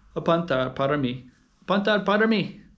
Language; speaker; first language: Portuguese; non-native, learner; English